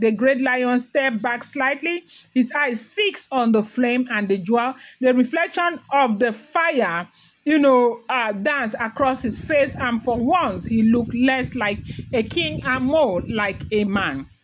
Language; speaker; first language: English; non-native, local second language; Yoruba